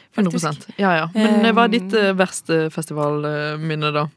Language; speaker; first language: Norwegian; native; Norwegian